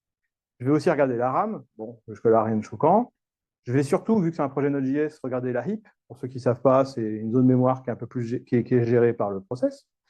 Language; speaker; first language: French; native; French